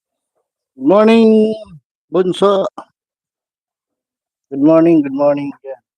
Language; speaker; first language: English; non-native, learner; Bikol